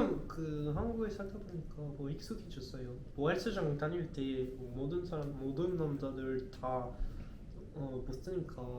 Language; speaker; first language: Korean; non-native, learner; French